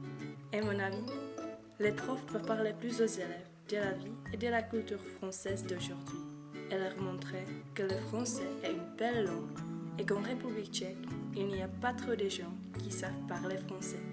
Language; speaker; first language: French; non-native, learner; Czech